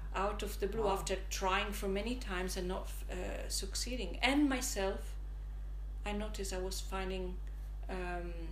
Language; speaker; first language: English; non-native, fluent; Italian